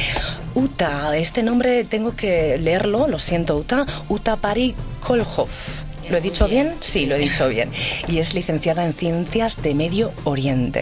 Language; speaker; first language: Spanish; native; Spanish